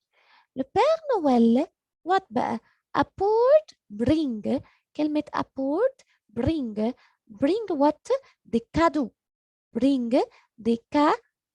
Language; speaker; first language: French; non-native, learner; Arabic